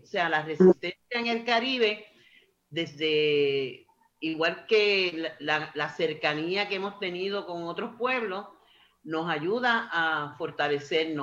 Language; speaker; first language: Spanish; native; Spanish